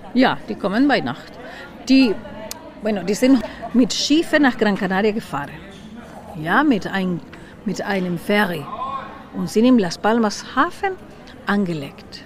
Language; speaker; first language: German; non-native, learner; Spanish